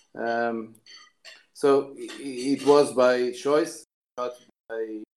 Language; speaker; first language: English; non-native, fluent; Portuguese